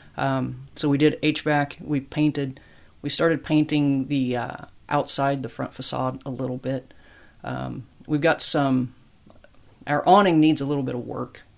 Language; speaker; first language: English; native; English